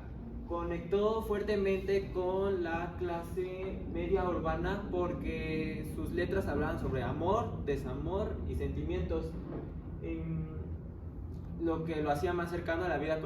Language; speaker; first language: Spanish; native; Spanish